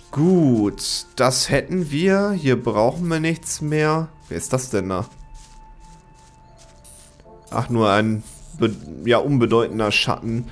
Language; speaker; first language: German; native; German